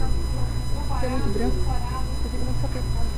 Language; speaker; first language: Portuguese; native; Portuguese